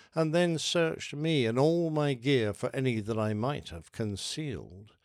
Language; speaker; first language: English; native; English